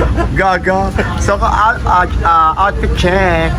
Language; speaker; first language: Filipino; native; Filipino